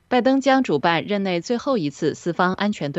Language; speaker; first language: Chinese; native; Chinese